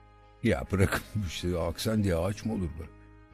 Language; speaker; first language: Turkish; native; Turkish